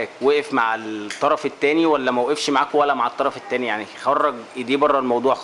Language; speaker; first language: Arabic; native; Arabic